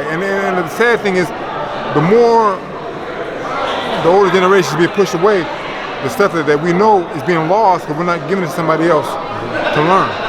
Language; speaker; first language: English; native; English